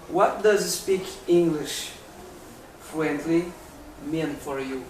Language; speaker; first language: English; non-native, learner; Portuguese